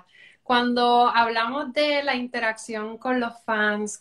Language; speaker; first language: Spanish; native; Spanish